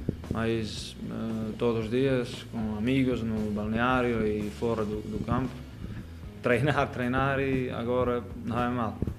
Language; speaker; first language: Portuguese; non-native, learner; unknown